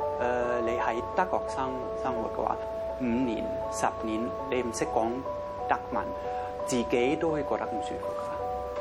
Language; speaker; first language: Chinese; non-native, fluent; German